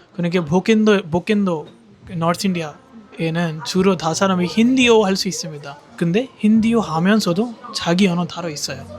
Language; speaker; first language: Korean; non-native, fluent; Hindi